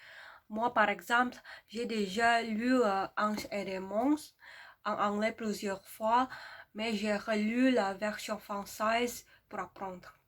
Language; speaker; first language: French; non-native, fluent; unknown